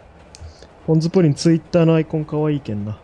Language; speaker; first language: Japanese; native; Japanese